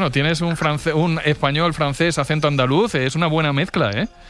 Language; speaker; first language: Spanish; native; Spanish